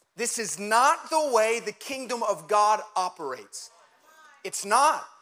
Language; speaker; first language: English; early bilingual, other home language; German